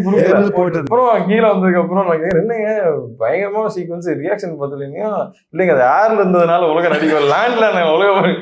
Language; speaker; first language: Tamil; native; Tamil